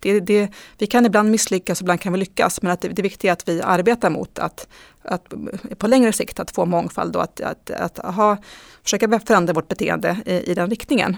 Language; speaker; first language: Swedish; native; Swedish